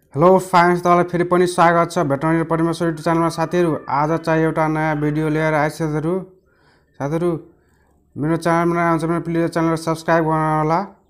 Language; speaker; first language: Nepali; non-native, local second language; Maithili